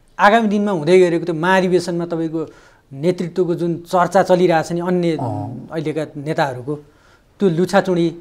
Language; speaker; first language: Nepali; native; Nepali